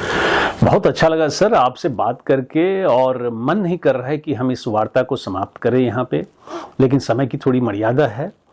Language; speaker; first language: Hindi; native; Hindi